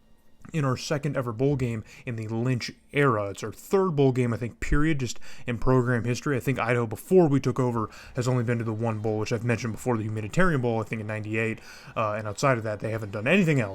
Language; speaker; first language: English; native; English